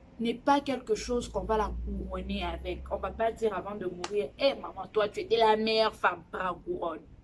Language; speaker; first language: French; non-native, local second language; Lingala